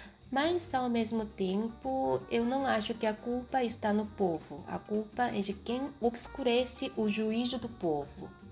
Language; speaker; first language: Portuguese; non-native, fluent; Korean